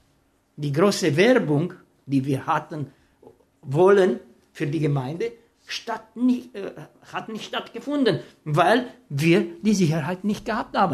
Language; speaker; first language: German; non-native, fluent; Romanian